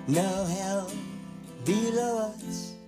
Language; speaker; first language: English; native; English